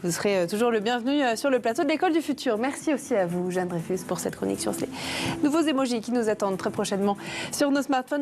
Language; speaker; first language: French; native; French